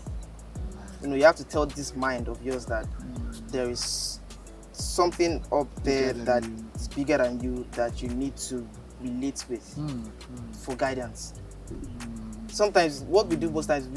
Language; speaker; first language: English; non-native, local second language; Yoruba